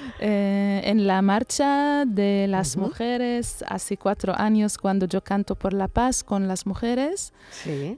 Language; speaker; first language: Spanish; non-native, learner; Arabic